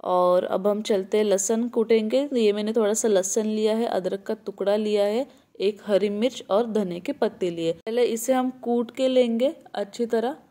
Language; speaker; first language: Hindi; native; Hindi